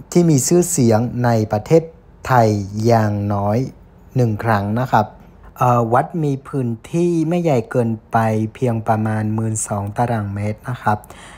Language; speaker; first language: Thai; non-native, fluent; Vietnamese